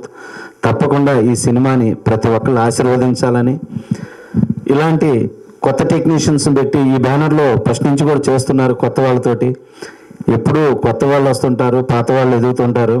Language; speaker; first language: Telugu; native; Telugu